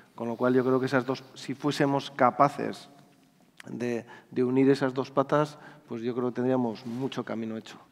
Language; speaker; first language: Spanish; native; Spanish